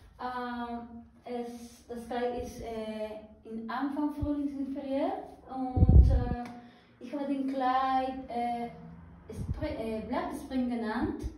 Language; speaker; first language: German; non-native, learner; Spanish